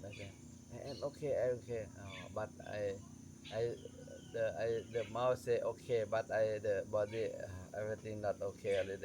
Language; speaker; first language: English; non-native, learner; Thai